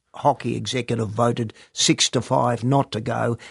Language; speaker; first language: English; native; English